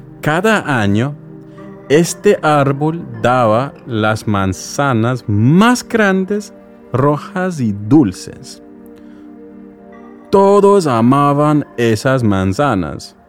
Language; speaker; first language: Spanish; non-native, fluent; English